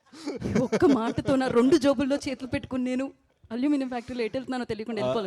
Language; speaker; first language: Telugu; native; Telugu